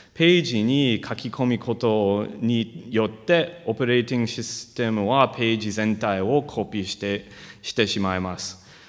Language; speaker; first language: Japanese; non-native, fluent; English